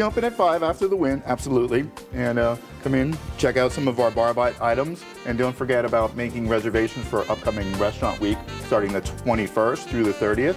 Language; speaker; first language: English; native; English